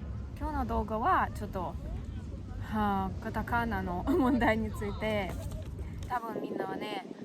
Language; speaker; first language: Japanese; non-native, learner; Russian